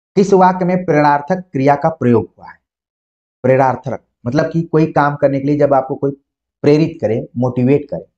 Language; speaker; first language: Hindi; native; Hindi